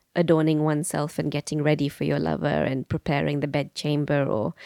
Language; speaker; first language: English; native; English